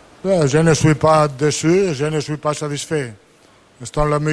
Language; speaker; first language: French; non-native, fluent; Italian